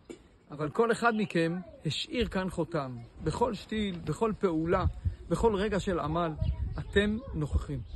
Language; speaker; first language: Hebrew; native; Hebrew